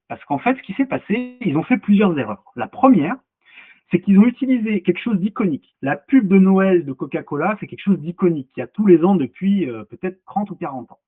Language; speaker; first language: French; native; French